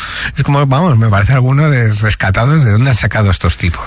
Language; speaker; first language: Spanish; native; Spanish